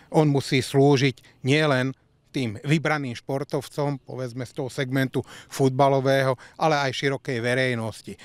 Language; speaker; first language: Slovak; native; Slovak